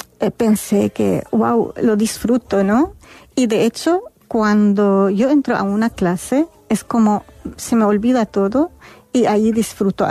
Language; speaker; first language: Spanish; non-native, fluent; Arabic